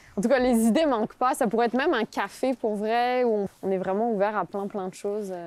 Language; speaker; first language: French; early bilingual, other home language; Polish